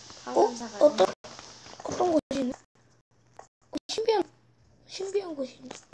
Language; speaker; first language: Korean; native; Korean